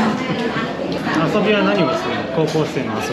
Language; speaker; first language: Japanese; native; Japanese